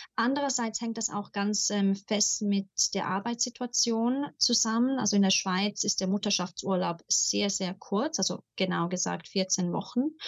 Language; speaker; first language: German; early bilingual, heritage; German